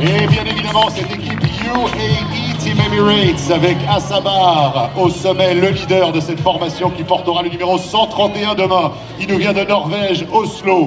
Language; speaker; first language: French; native; French